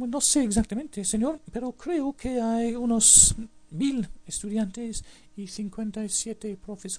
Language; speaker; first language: Spanish; non-native, fluent; English